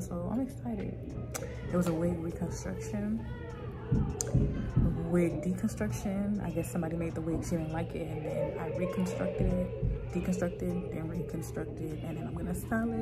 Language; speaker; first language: English; native; English